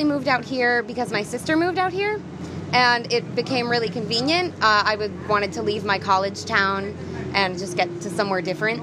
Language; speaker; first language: English; native; English